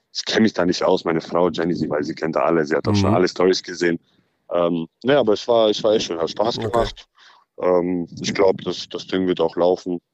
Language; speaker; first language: German; native; German